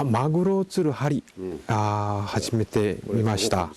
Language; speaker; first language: Japanese; non-native, fluent; Korean